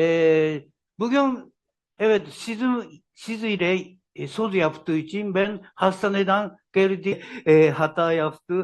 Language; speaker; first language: Turkish; non-native, learner; Japanese